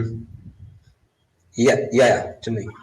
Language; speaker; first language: English; non-native, learner; Arabic